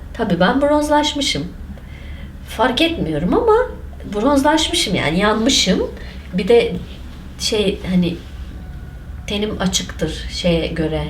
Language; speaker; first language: Turkish; non-native, local second language; Kurdish